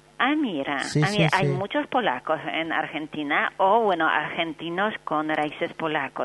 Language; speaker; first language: Spanish; non-native, fluent; Polish